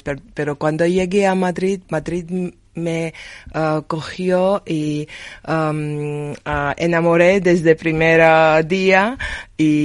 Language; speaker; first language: Spanish; non-native, learner; Georgian